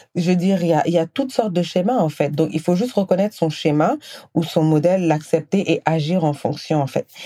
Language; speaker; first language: French; non-native, local second language; Wolof